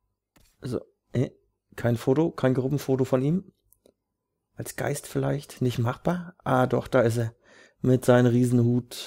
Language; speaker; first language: German; native; German